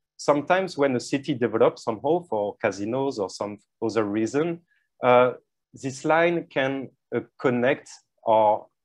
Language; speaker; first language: English; non-native, fluent; French